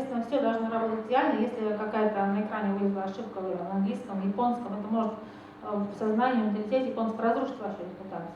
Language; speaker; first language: Russian; native; Russian